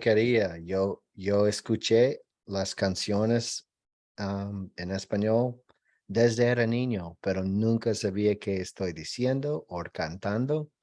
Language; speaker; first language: Spanish; non-native, learner; English